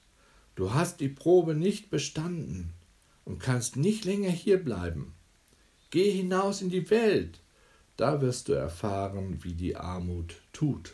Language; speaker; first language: German; native; German